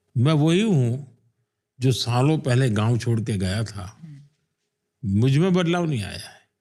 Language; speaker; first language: Hindi; non-native, local second language; Gujarati